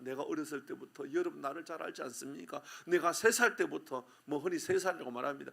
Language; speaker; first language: Korean; native; Korean